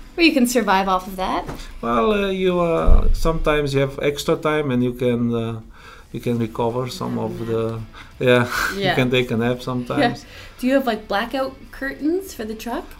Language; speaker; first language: English; non-native, fluent; Romanian